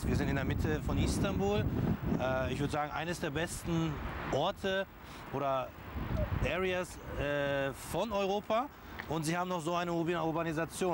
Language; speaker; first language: German; early bilingual, other home language; Turkish